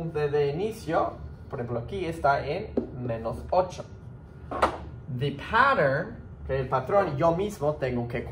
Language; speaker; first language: Spanish; non-native, fluent; English